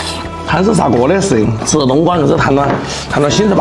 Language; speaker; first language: Chinese; native; Chinese